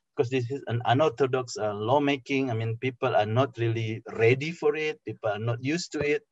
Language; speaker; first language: English; non-native, fluent; Indonesian